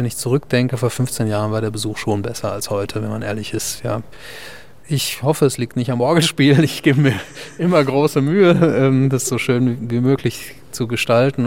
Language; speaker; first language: German; native; German